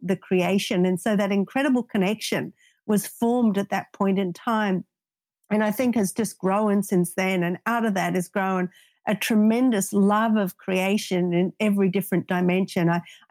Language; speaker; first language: English; native; English